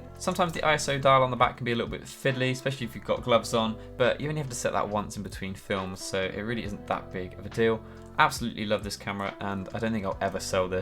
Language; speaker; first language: English; native; English